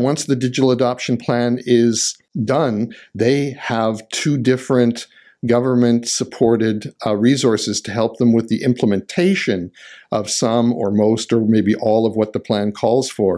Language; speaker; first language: English; native; English